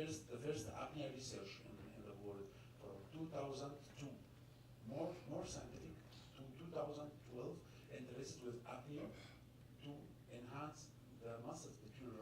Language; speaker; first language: English; non-native, fluent; Arabic